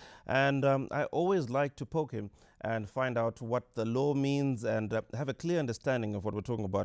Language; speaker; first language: English; non-native, local second language; Shona